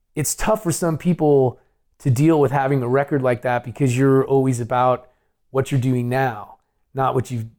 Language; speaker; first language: English; native; English